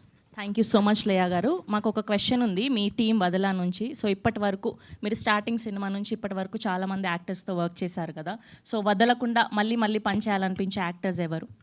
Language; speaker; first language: Telugu; native; Telugu